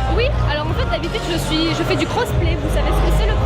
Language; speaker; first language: French; native; French